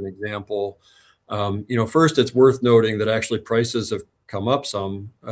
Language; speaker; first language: English; native; English